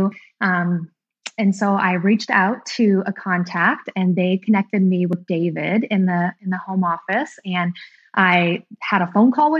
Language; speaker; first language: English; native; English